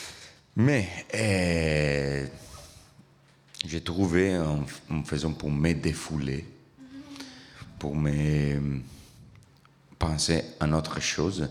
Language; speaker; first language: French; non-native, learner; Italian